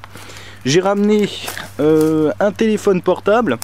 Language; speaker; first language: French; native; French